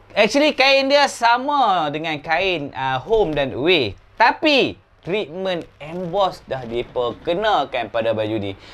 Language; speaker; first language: Malay; native; Malay